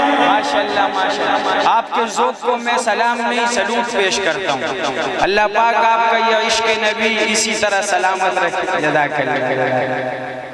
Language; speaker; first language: Urdu; non-native, local second language; Pashto